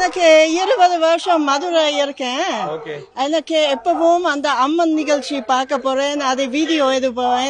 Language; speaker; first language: Tamil; non-native, learner; German